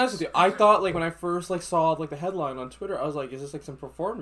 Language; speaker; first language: English; native; English